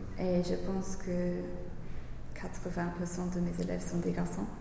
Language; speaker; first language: French; non-native, learner; English